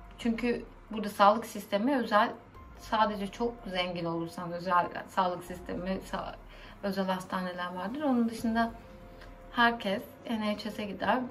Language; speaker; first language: Turkish; native; Turkish